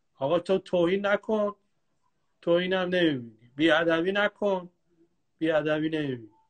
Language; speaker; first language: Persian; non-native, local second language; Kurdish